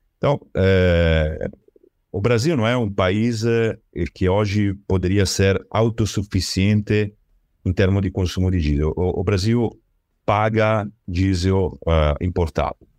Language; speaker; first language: Portuguese; non-native, fluent; Italian